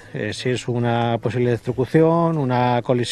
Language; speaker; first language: Spanish; native; Spanish